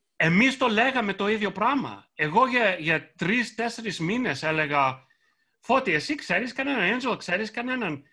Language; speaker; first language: Greek; early bilingual, heritage; Greek